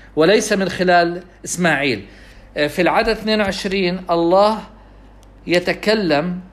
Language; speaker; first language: Arabic; non-native, fluent; English